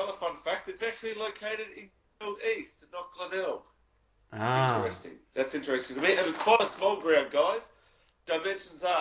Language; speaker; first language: English; native; English